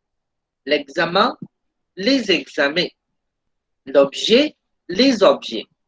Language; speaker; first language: French; non-native, fluent; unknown